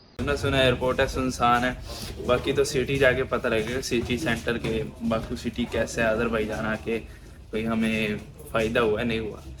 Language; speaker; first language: Urdu; non-native, local second language; Punjabi